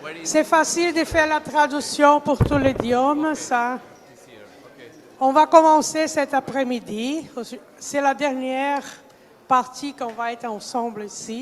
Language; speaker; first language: French; non-native, fluent; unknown